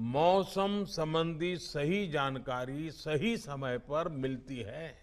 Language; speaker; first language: Hindi; non-native, local second language; Gujarati